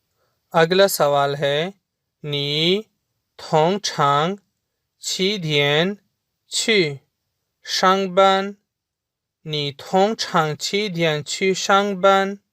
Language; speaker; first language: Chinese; non-native, fluent; Urdu